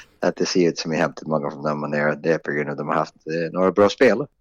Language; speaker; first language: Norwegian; non-native, fluent; Swedish